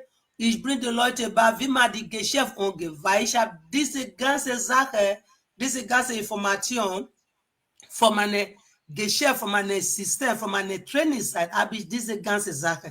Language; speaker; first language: German; non-native, fluent; Igbo